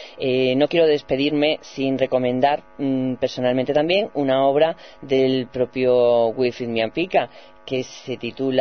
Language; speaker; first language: Spanish; native; Spanish